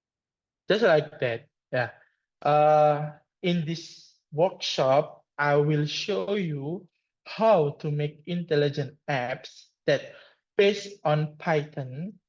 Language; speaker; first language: English; non-native, learner; Indonesian